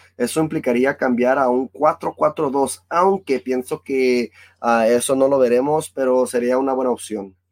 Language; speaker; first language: Spanish; early bilingual, heritage; Spanish